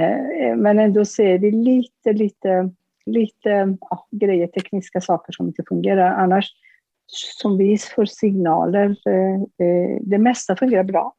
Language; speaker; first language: Swedish; non-native, fluent; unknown